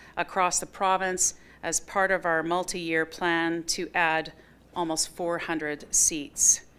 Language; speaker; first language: English; native; English